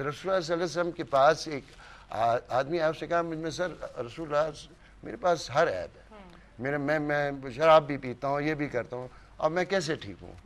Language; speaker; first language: Urdu; native; Urdu